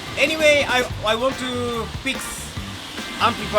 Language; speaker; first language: English; non-native, learner; Japanese